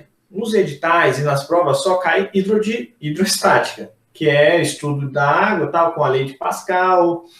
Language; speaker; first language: Portuguese; native; Portuguese